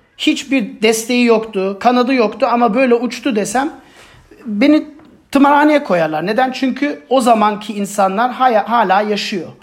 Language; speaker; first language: Turkish; non-native, fluent; German